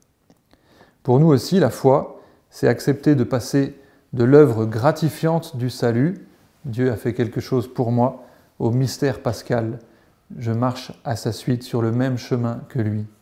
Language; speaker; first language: French; native; French